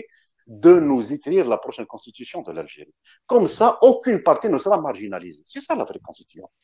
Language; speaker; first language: French; non-native, local second language; Kabyle